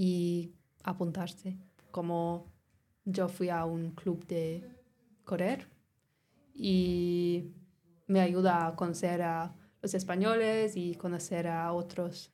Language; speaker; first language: Spanish; non-native, learner; English